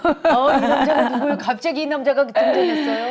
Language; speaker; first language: Korean; native; Korean